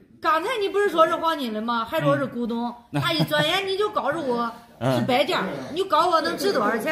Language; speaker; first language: Chinese; native; Chinese